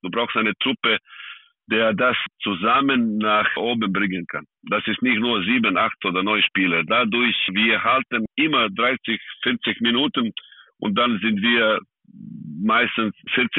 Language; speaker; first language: German; non-native, fluent; Serbian